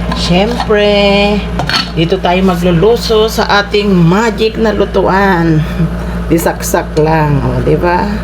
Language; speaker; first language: Filipino; non-native, local second language; Iloko